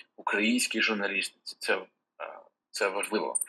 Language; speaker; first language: Ukrainian; native; Ukrainian